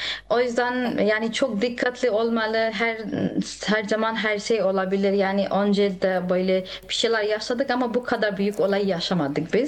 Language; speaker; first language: Turkish; non-native, fluent; Nepali